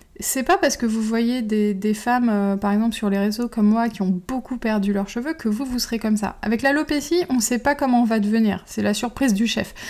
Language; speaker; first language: French; native; French